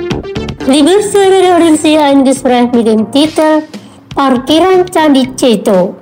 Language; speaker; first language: German; non-native, learner; Indonesian